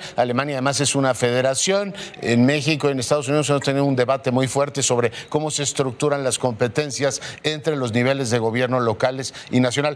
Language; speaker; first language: Spanish; native; Spanish